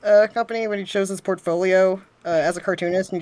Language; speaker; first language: English; native; English